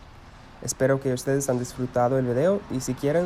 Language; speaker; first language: Spanish; non-native, learner; English